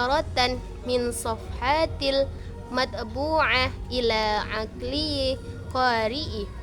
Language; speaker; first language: Arabic; non-native, learner; Indonesian